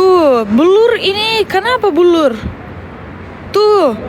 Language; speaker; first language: Indonesian; non-native, learner; Turkish